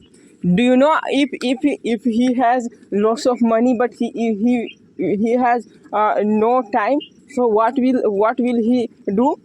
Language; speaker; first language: English; non-native, learner; Hindi